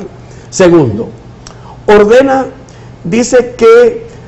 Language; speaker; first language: Spanish; native; Spanish